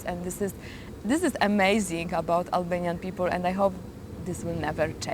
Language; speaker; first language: English; non-native, learner; Polish